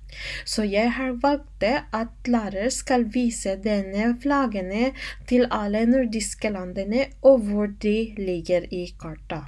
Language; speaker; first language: Norwegian; non-native, learner; Filipino